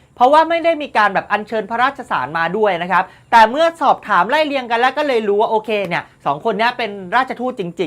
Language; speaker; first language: Thai; native; Thai